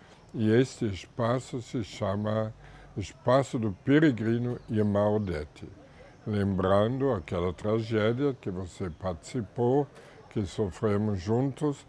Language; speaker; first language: Portuguese; non-native, fluent; German